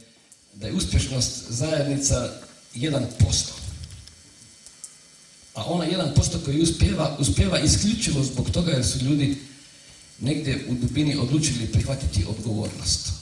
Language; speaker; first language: Croatian; native; Croatian